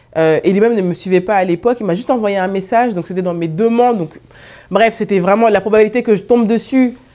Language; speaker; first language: French; native; French